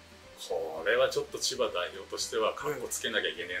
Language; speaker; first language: Japanese; native; Japanese